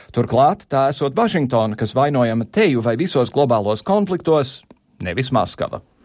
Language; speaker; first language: Latvian; early bilingual, heritage; Latvian